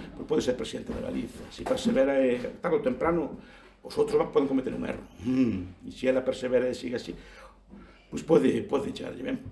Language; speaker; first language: Galician; non-native, local second language; Spanish